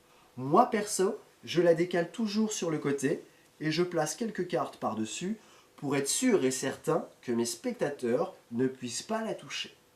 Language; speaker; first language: French; native; French